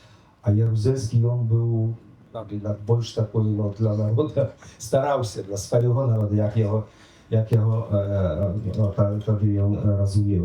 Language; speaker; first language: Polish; non-native, learner; Belarusian